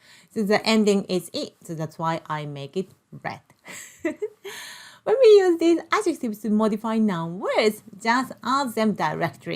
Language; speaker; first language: English; non-native, local second language; Japanese